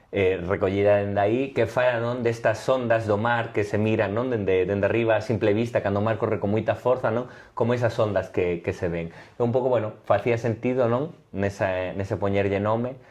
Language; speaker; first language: Galician; non-native, local second language; Spanish